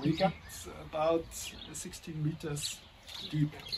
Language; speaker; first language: English; non-native, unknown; German